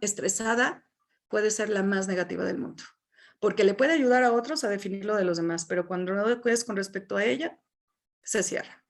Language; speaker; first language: Spanish; native; Spanish